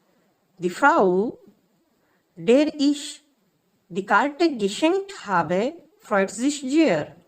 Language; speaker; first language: German; non-native, fluent; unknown